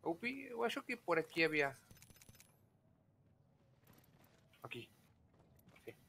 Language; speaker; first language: Portuguese; non-native, learner; Spanish